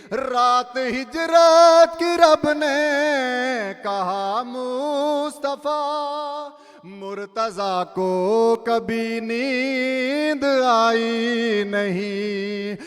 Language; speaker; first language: Urdu; non-native, local second language; Saraiki